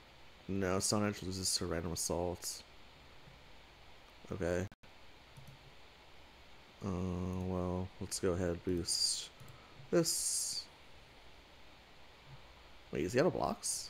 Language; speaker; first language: English; native; English